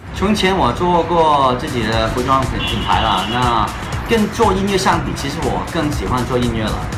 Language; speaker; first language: Chinese; non-native, local second language; Cantonese